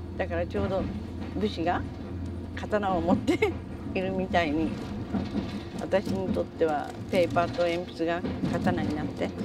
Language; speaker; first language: Japanese; early bilingual, other home language; English